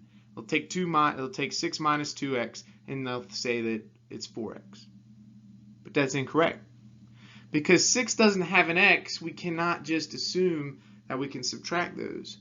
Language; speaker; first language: English; native; English